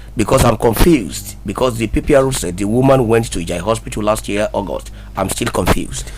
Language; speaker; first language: English; non-native, local second language; Yoruba